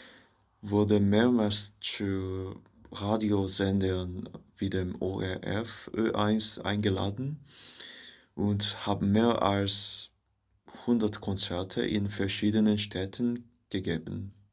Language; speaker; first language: German; non-native, fluent; Korean